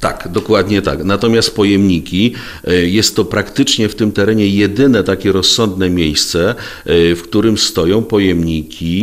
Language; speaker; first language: Polish; native; Polish